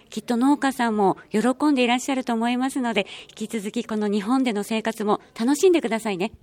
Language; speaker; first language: Japanese; native; Japanese